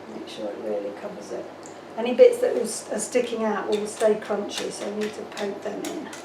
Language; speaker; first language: English; native; English